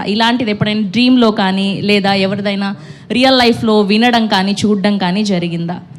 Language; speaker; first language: Telugu; native; Telugu